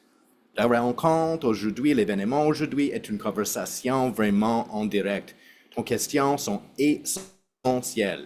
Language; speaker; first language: French; non-native, fluent; English